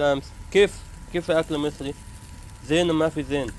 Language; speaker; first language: Arabic; native; Arabic